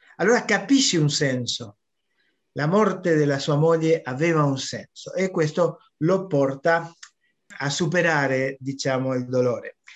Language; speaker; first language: Italian; non-native, fluent; Spanish